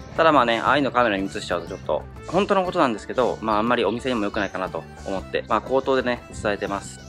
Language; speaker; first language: Japanese; native; Japanese